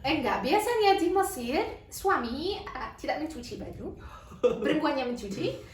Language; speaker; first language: Indonesian; non-native, learner; Arabic